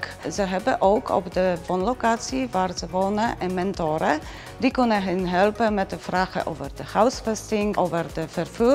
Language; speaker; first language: Dutch; non-native, fluent; Polish